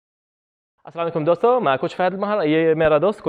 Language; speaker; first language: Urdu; non-native, local second language; Punjabi